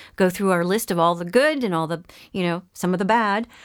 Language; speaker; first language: English; native; English